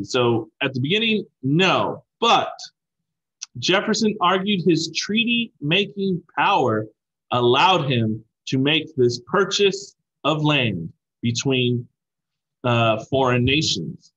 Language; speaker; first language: English; native; English